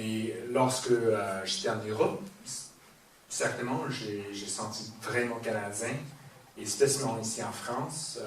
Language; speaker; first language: French; non-native, fluent; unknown